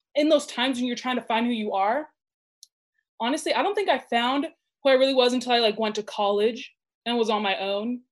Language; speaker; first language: English; native; English